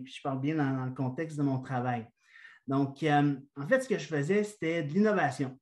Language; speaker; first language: French; native; French